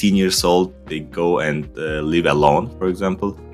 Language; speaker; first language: English; non-native, fluent; Turkish